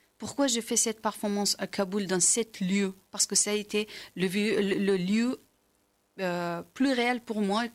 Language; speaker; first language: French; non-native, learner; Persian